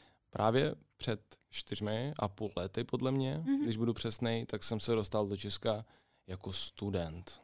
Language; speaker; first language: Czech; non-native, fluent; Ukrainian